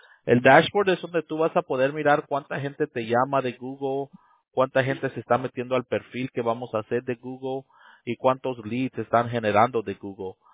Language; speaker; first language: Spanish; early bilingual, heritage; Spanish